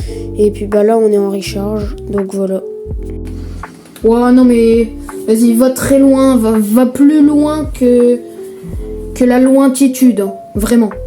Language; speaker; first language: French; native; French